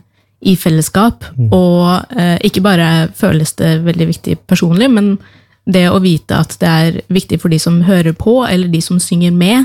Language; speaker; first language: Norwegian; native; Norwegian